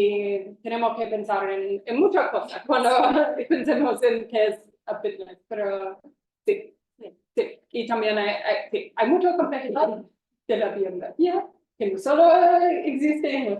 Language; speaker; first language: Spanish; non-native, fluent; English